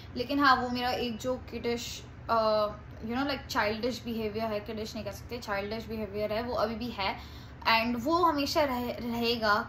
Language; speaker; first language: Hindi; non-native, local second language; Gujarati